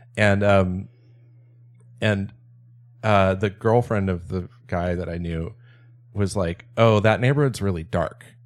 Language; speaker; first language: English; native; English